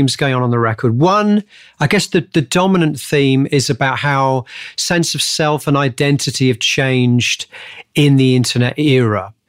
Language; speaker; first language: English; native; English